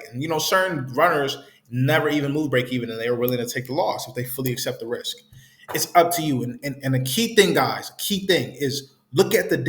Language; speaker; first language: English; native; English